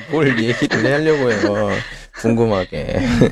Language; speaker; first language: Korean; native; Korean